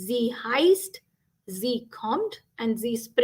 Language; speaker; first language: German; non-native, fluent; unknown